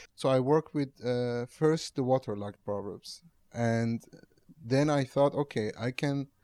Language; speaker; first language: English; non-native, fluent; Persian